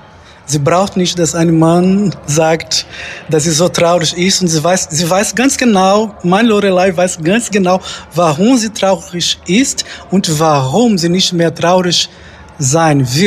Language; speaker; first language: German; non-native, fluent; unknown